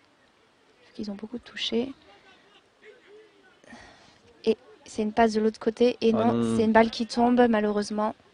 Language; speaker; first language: French; native; French